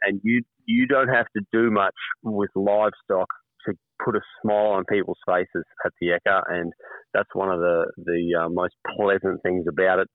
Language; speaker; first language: English; native; English